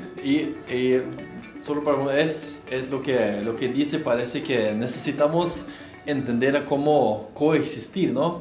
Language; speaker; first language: Spanish; non-native, fluent; Norwegian